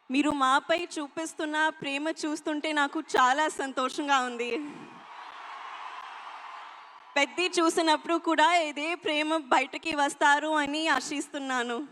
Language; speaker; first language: Telugu; non-native, learner; Hindi